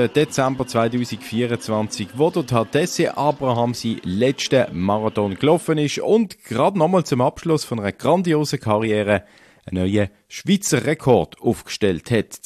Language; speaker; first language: German; native; German